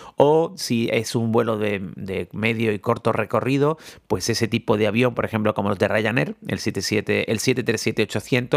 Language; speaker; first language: Spanish; native; Spanish